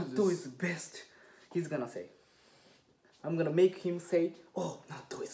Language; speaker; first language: English; non-native, learner; Japanese